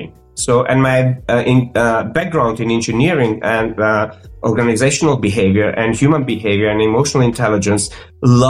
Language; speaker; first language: English; non-native, fluent; Macedonian